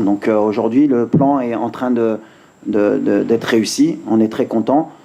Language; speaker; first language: French; native; French